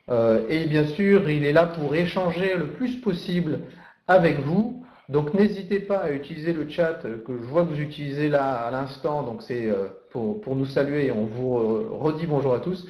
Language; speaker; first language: French; native; French